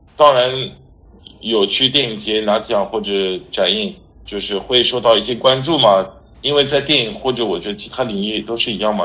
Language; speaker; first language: Chinese; non-native, fluent; French